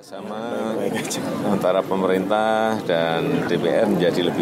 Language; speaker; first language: Indonesian; native; Indonesian